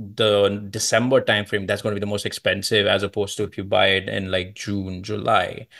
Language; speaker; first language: English; non-native, local second language; Marathi